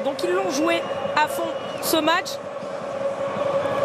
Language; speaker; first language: French; native; French